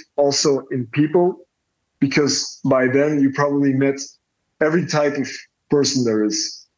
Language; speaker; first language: English; non-native, fluent; Dutch